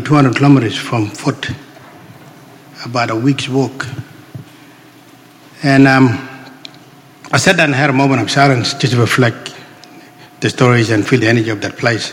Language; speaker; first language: English; non-native, local second language; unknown